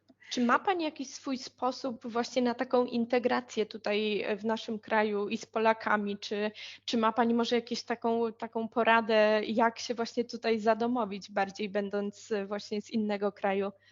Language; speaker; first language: Polish; native; Polish